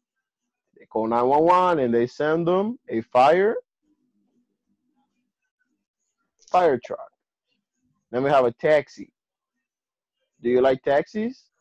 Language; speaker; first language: English; non-native, fluent; Spanish